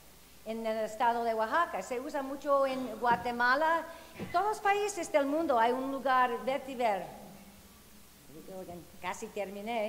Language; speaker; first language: Spanish; non-native, fluent; English